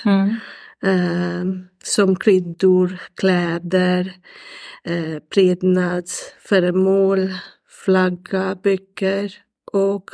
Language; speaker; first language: Swedish; non-native, learner; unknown